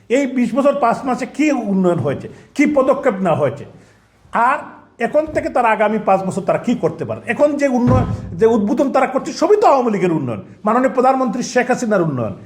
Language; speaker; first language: Bangla; native; Bangla